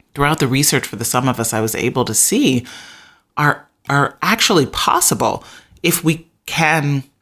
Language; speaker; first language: English; native; English